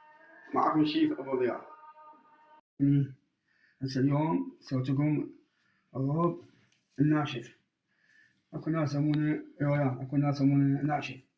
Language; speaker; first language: Arabic; native; Arabic